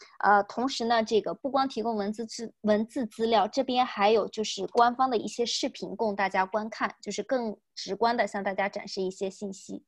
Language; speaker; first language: Chinese; native; Chinese